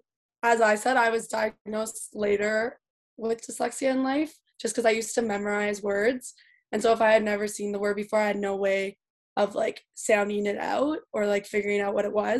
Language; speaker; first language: English; native; English